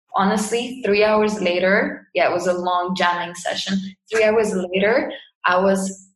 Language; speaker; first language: English; non-native, fluent; Greek